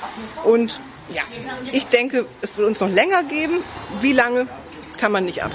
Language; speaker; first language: German; native; German